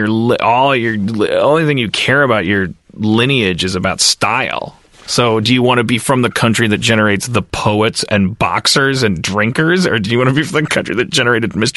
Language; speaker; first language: English; native; English